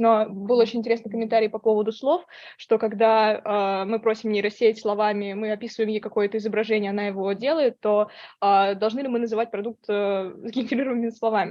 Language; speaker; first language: Russian; native; Russian